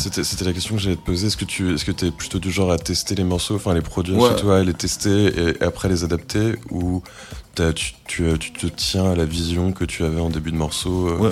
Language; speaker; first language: French; native; French